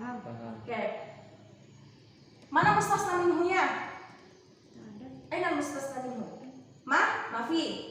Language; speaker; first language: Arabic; non-native, learner; Indonesian